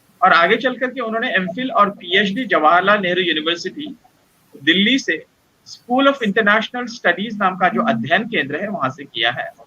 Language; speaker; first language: Hindi; non-native, local second language; Marathi